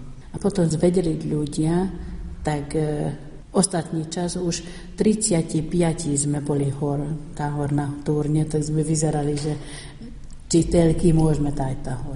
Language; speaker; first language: Slovak; non-native, local second language; Hungarian